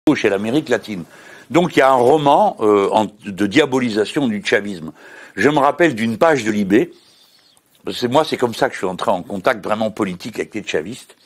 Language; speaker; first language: French; native; French